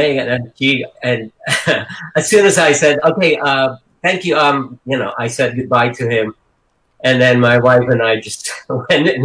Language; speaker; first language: English; non-native, local second language; Filipino